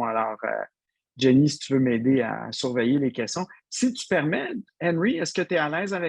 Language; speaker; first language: French; native; French